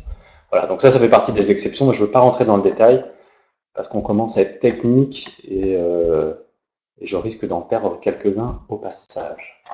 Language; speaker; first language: French; native; French